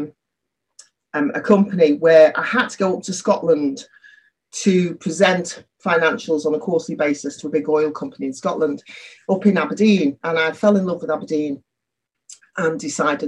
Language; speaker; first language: English; native; English